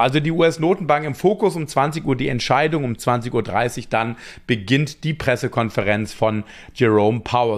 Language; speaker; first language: German; native; German